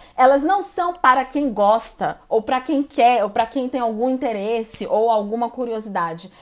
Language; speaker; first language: Portuguese; native; Portuguese